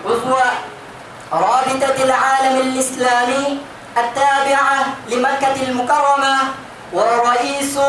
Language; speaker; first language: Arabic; non-native, learner; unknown